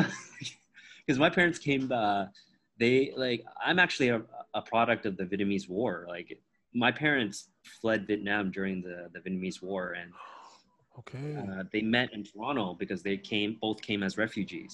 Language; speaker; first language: English; non-native, fluent; Min Nan Chinese